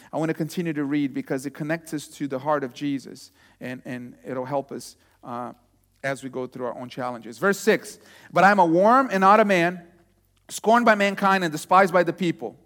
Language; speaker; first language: English; non-native, fluent; Portuguese